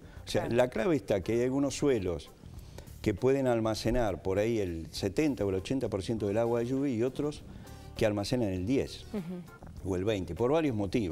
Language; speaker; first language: Spanish; native; Spanish